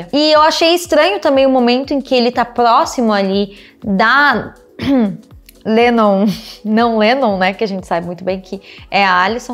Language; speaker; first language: Portuguese; native; Portuguese